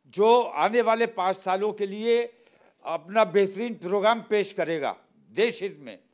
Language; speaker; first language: Hindi; native; Hindi